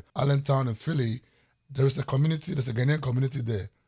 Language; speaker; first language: English; non-native, local second language; Ewe